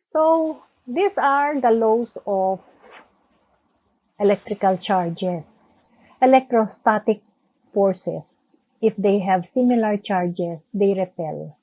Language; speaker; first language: English; non-native, local second language; Filipino